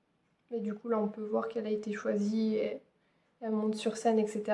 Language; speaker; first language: French; native; French